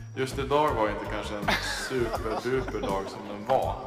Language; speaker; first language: Swedish; native; Swedish